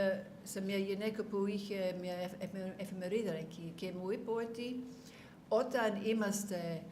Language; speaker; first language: Greek; non-native, learner; English